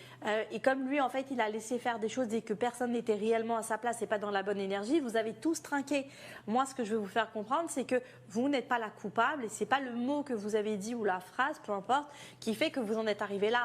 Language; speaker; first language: French; native; French